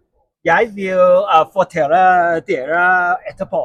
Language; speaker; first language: Norwegian; non-native, learner; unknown